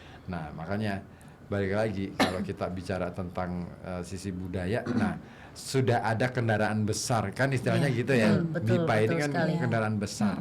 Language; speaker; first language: Indonesian; native; Indonesian